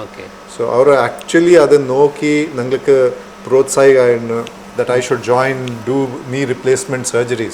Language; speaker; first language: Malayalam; non-native, local second language; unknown